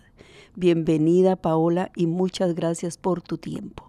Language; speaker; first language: Spanish; native; Spanish